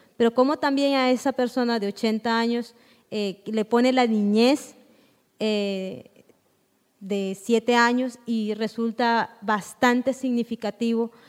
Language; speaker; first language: Spanish; non-native, local second language; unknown